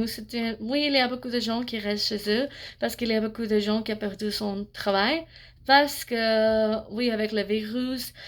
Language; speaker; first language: French; non-native, fluent; English